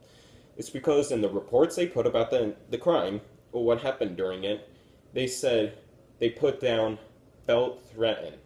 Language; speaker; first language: English; native; English